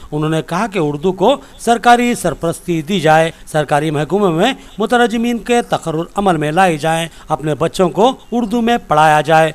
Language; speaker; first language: Urdu; native; Urdu